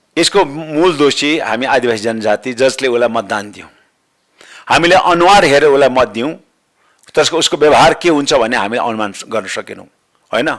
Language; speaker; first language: Nepali; non-native, local second language; Sherpa